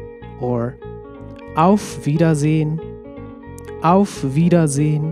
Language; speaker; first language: German; non-native, fluent; Nepali